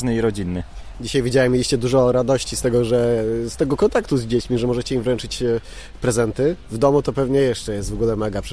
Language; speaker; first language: Polish; native; Polish